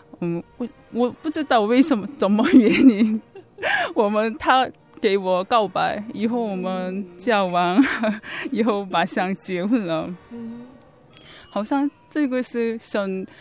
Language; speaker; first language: Chinese; non-native, fluent; Korean